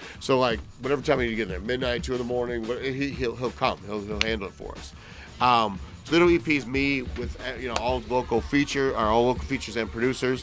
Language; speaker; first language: English; native; English